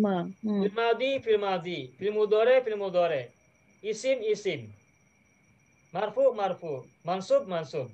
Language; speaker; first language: Arabic; non-native, fluent; Indonesian